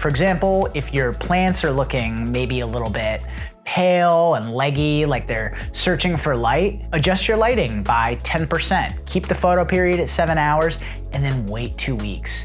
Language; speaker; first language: English; native; English